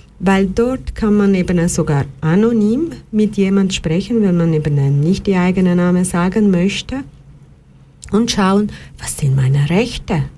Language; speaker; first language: German; non-native, fluent; Portuguese